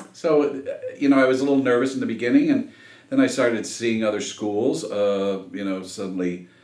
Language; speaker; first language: English; native; English